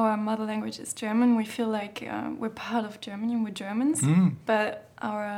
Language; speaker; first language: English; non-native, fluent; German